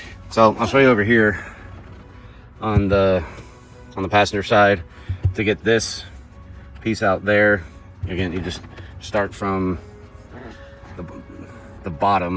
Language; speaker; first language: English; native; English